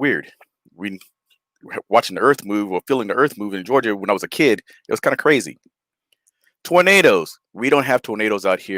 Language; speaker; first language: English; native; English